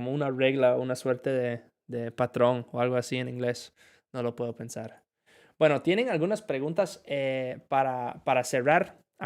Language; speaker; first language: Spanish; non-native, fluent; English